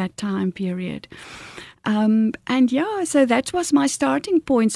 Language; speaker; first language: English; non-native, fluent; Afrikaans